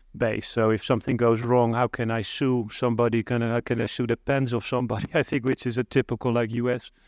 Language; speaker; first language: English; non-native, fluent; Dutch